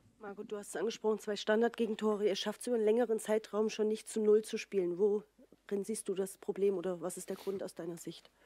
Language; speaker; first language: German; native; German